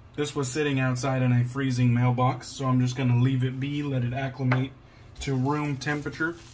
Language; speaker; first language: English; native; English